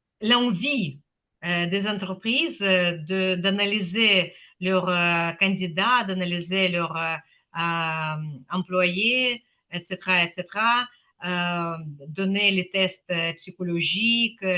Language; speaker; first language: French; non-native, fluent; Ukrainian